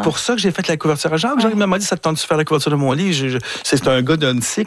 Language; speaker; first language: French; native; French